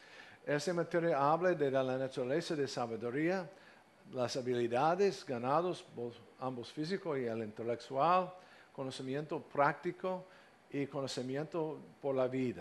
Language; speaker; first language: Spanish; non-native, fluent; English